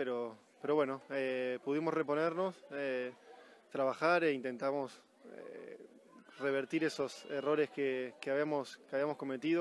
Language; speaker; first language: Spanish; native; Spanish